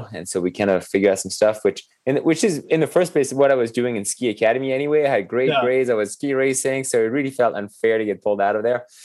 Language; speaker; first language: English; non-native, fluent; French